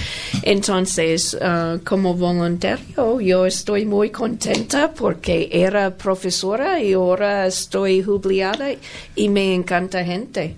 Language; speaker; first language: Spanish; non-native, learner; English